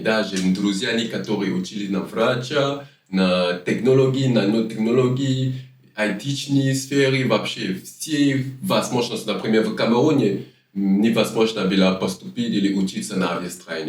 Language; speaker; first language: Russian; non-native, learner; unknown